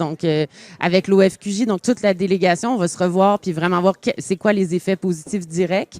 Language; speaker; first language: French; native; French